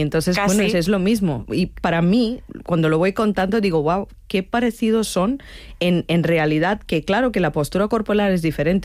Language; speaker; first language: Spanish; non-native, fluent; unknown